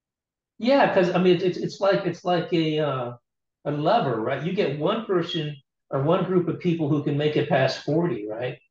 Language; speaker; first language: English; native; English